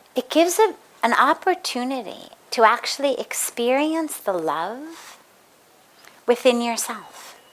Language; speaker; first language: English; native; English